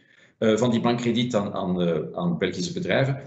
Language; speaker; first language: Dutch; non-native, fluent; French